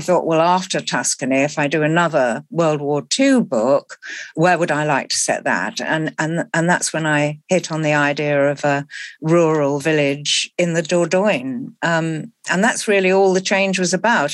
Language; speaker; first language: English; native; English